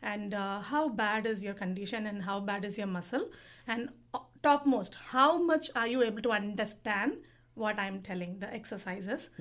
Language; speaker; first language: English; non-native, local second language; Tamil